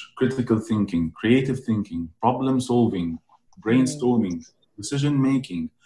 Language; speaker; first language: English; non-native, fluent; Arabic